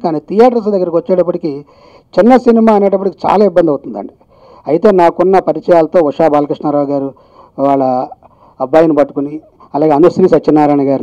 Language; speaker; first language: Telugu; native; Telugu